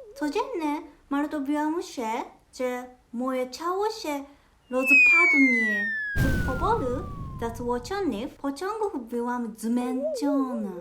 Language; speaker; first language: Polish; non-native, learner; Japanese